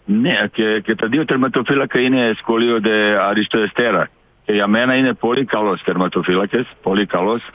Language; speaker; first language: Greek; non-native, learner; Serbian